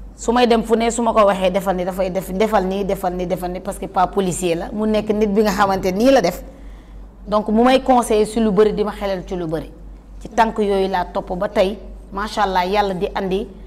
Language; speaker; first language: Wolof; non-native, local second language; Jola-Fonyi